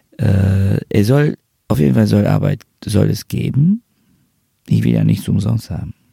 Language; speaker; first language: German; non-native, fluent; Bulgarian